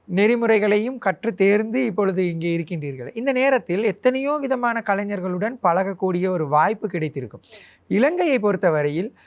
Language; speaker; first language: Tamil; native; Tamil